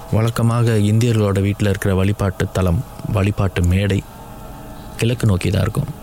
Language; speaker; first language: Tamil; early bilingual, heritage; Tamil